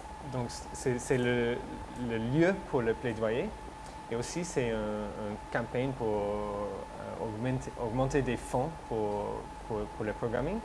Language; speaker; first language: French; non-native, fluent; English